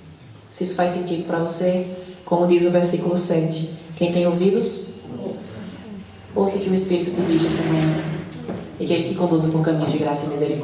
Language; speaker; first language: Portuguese; native; Portuguese